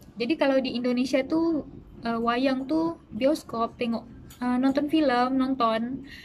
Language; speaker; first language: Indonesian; native; Indonesian